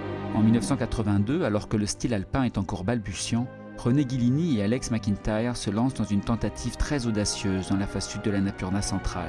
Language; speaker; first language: French; native; French